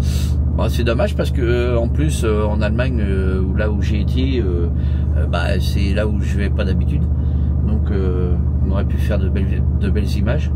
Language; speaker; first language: French; native; French